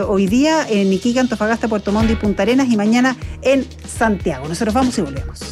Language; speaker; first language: Spanish; native; Spanish